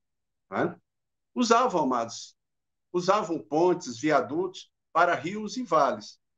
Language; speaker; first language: Portuguese; native; Portuguese